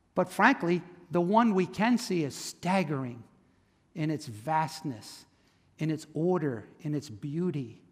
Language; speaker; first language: English; native; English